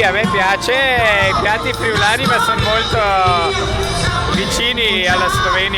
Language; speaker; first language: Italian; non-native, learner; Slovenian